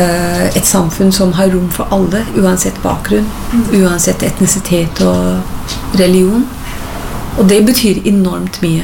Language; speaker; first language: Norwegian; non-native, fluent; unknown